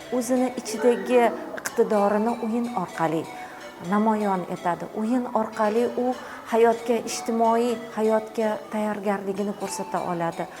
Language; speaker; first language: Uzbek; native; Uzbek